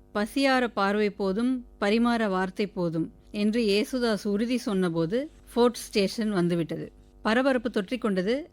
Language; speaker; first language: Tamil; native; Tamil